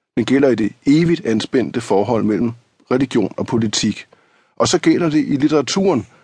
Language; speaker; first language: Danish; native; Danish